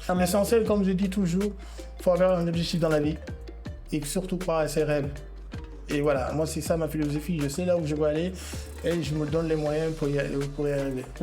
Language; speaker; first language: French; non-native, local second language; Wolof